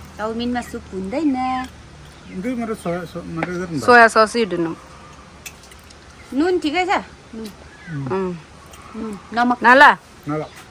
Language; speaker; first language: Malayalam; non-native, learner; Nepali